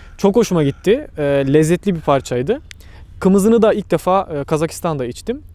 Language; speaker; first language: Turkish; native; Turkish